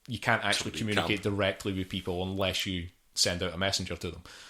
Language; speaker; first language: English; native; English